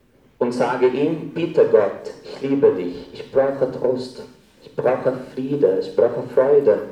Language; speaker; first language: German; non-native, fluent; Arabic